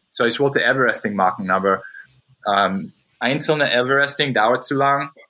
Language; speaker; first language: German; non-native, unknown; English